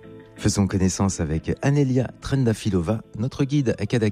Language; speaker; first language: French; native; French